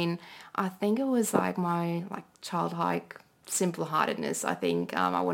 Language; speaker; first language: English; non-native, fluent; German